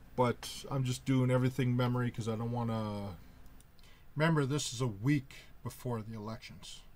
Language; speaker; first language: English; native; English